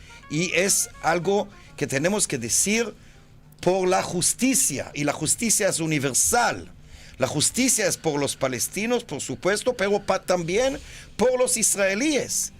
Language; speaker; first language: Spanish; non-native, fluent; Hebrew